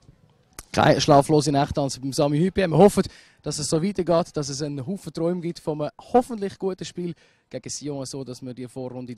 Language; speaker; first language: German; native; German